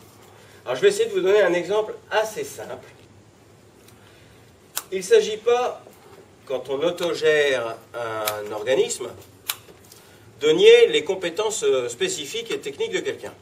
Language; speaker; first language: French; native; French